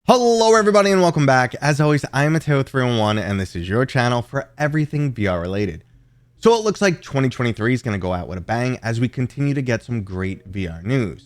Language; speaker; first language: English; native; English